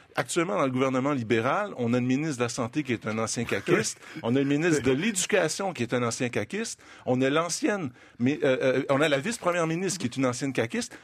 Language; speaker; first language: French; native; French